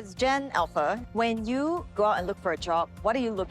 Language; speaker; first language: English; native; English